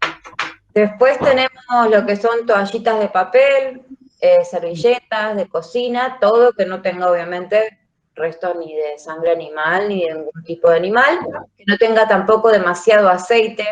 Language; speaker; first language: Spanish; native; Spanish